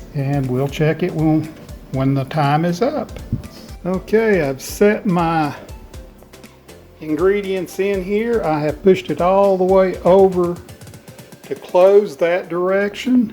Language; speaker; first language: English; native; English